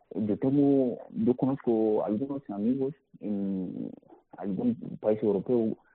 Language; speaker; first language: Spanish; non-native, learner; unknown